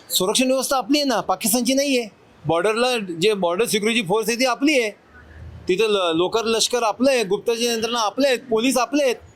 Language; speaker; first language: Marathi; native; Marathi